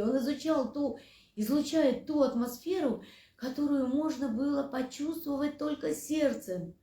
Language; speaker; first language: Russian; native; Russian